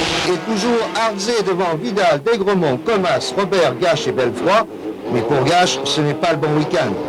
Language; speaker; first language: French; native; French